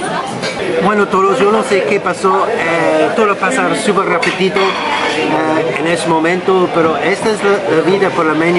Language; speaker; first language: Spanish; non-native, learner; English